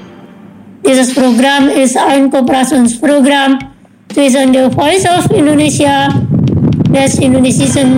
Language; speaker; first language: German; non-native, learner; Indonesian